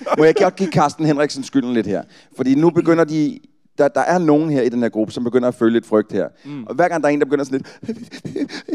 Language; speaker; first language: Danish; native; Danish